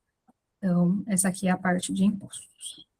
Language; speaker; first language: Portuguese; native; Portuguese